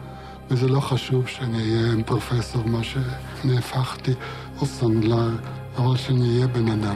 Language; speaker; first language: Hebrew; non-native, fluent; Yiddish